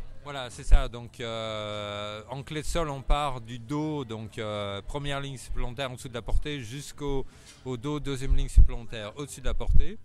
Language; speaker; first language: French; native; French